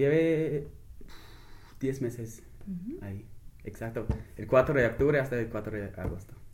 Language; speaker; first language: Spanish; non-native, fluent; English